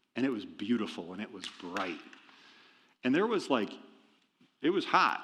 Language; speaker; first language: English; native; English